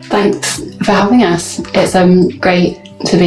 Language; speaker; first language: English; native; English